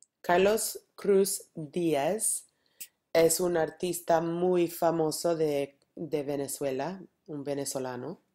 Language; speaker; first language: Spanish; non-native, learner; English